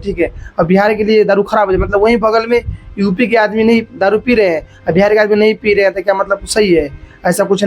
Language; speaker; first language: Hindi; native; Hindi